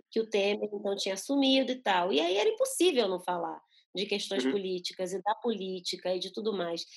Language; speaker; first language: Portuguese; early bilingual, other home language; Spanish